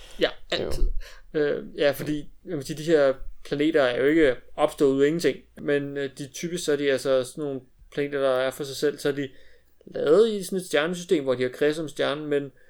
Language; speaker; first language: Danish; native; Danish